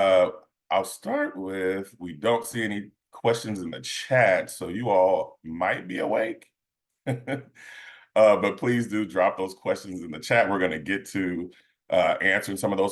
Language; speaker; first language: English; native; English